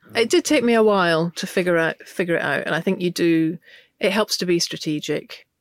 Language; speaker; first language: English; native; English